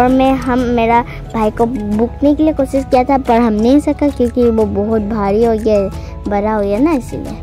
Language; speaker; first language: Hindi; non-native, local second language; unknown